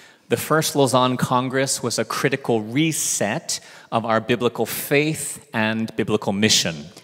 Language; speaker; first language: English; early bilingual, other home language; Korean